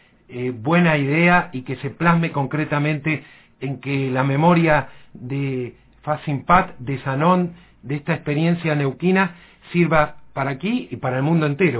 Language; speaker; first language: Spanish; native; Spanish